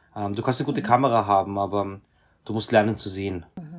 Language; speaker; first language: German; native; German